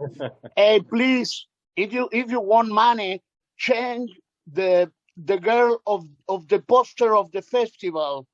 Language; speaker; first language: English; non-native, learner; Spanish